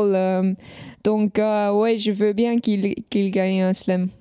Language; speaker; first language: French; non-native, local second language; Dutch